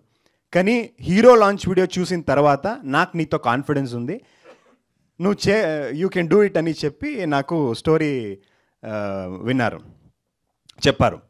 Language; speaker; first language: Telugu; non-native, learner; Kannada